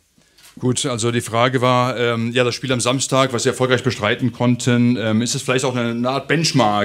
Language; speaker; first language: German; native; German